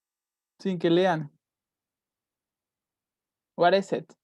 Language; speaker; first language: English; non-native, fluent; Spanish